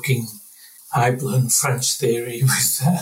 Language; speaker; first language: English; native; English